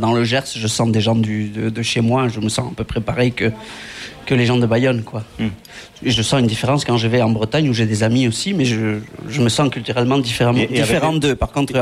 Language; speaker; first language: French; non-native, local second language; Basque